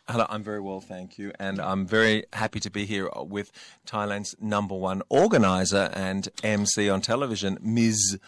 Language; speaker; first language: English; native; English